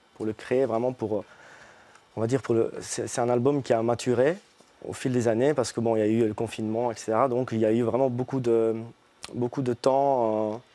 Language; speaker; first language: French; early bilingual, other home language; Italian